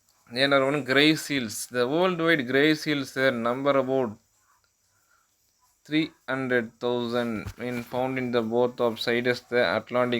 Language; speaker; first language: English; non-native, local second language; Tamil